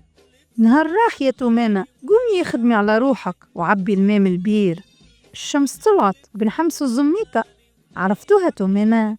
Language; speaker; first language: Arabic; native; Arabic